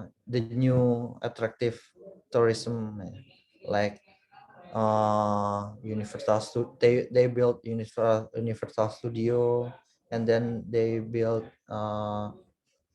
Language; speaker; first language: English; non-native, learner; Indonesian